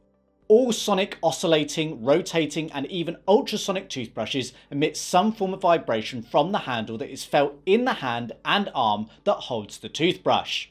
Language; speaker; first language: English; native; English